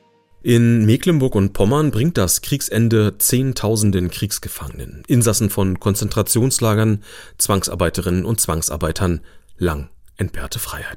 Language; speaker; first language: German; native; German